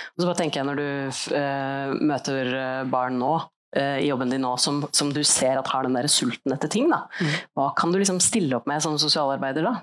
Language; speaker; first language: Norwegian; native; Norwegian